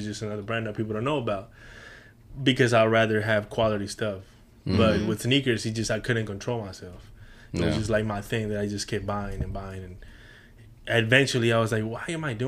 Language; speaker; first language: English; non-native, fluent; Spanish